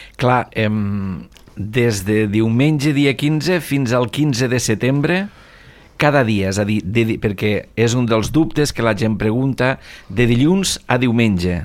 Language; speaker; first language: Catalan; native; Catalan